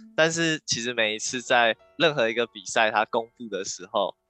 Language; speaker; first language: Chinese; native; Chinese